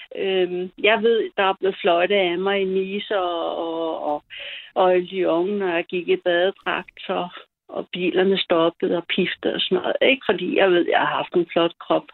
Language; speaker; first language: Danish; early bilingual, other home language; German